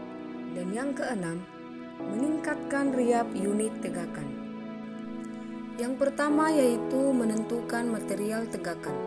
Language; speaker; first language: Indonesian; native; Indonesian